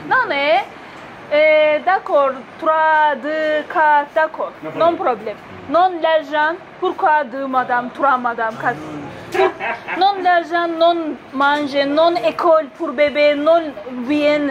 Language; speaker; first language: French; non-native, learner; Turkish